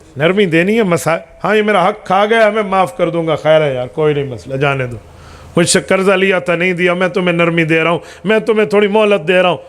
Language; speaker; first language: Urdu; non-native, local second language; Punjabi